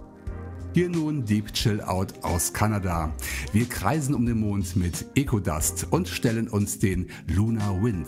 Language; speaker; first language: German; native; German